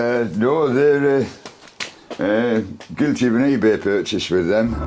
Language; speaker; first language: English; native; English